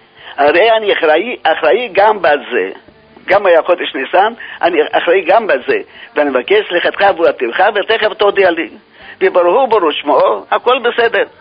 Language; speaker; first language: Hebrew; non-native, fluent; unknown